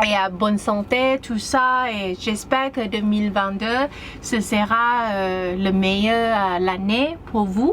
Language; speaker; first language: French; non-native, learner; Thai